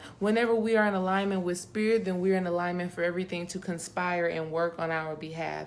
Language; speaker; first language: English; native; English